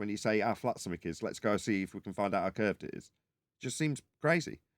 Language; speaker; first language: English; native; English